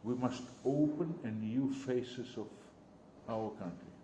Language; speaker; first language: English; non-native, learner; Russian